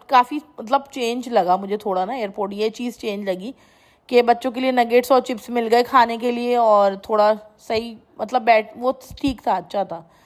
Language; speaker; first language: Urdu; native; Urdu